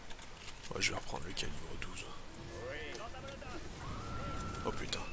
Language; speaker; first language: French; native; French